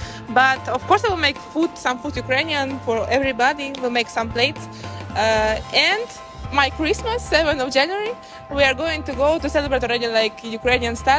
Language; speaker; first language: English; non-native, learner; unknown